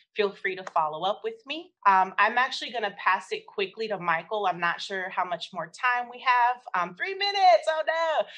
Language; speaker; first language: English; native; English